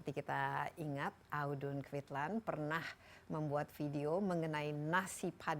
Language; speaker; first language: Indonesian; native; Indonesian